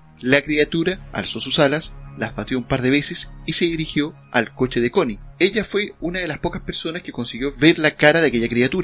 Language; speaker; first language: Spanish; native; Spanish